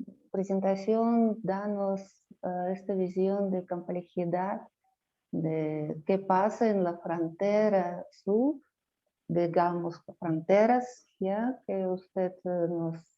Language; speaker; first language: Spanish; non-native, learner; Russian